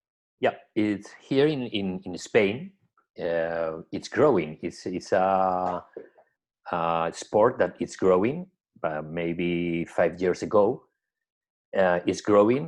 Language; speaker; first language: English; non-native, learner; Spanish